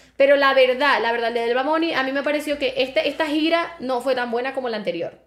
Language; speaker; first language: Spanish; native; Spanish